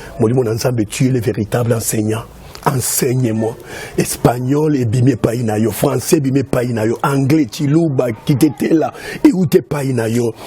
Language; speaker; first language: Lingala; native; Lingala